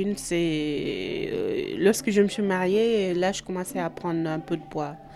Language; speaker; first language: French; non-native, local second language; Wolof